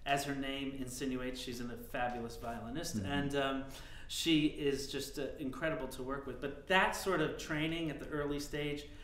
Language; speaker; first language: English; native; English